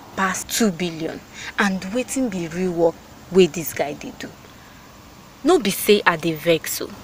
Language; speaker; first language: Nigerian Pidgin; native; Nigerian Pidgin